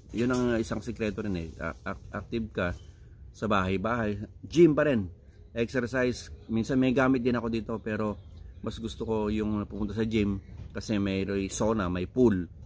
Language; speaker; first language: Filipino; non-native, local second language; Iloko